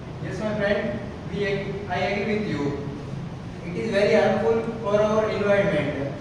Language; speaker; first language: English; non-native, learner; Hindi